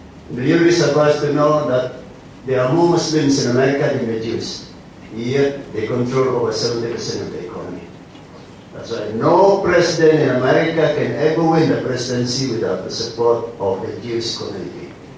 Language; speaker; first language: English; non-native, local second language; Central Dusun